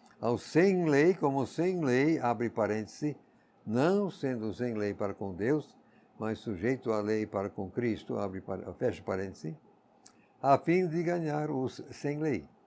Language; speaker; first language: Portuguese; non-native, fluent; English